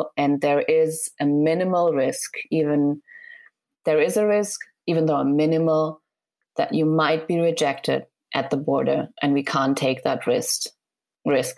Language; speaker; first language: English; non-native, fluent; Serbian